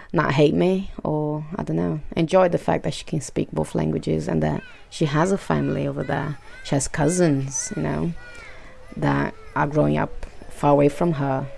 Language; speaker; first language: English; non-native, fluent; Portuguese